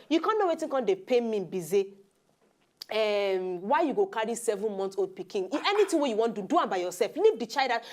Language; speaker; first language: Nigerian Pidgin; native; Nigerian Pidgin